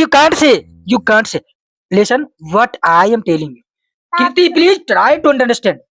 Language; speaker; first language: English; non-native, local second language; Hindi